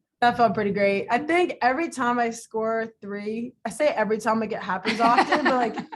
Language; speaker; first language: English; native; English